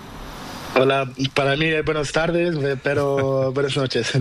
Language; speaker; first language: Spanish; non-native, learner; Portuguese